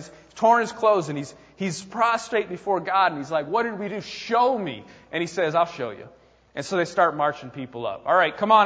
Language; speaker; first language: English; native; English